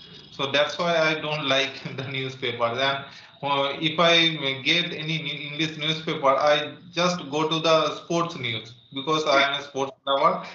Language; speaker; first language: English; non-native, learner; Bangla